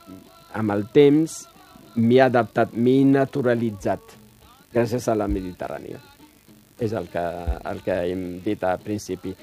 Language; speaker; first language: Catalan; non-native, fluent; Riffian